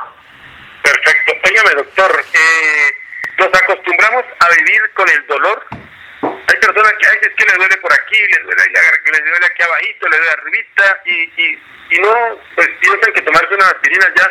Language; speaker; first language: Spanish; native; Spanish